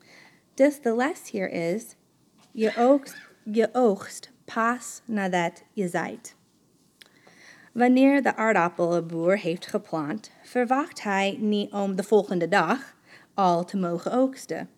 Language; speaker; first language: Dutch; non-native, fluent; English